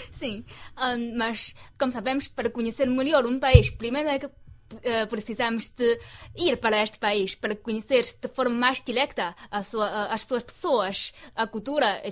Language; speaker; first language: Portuguese; non-native, fluent; Chinese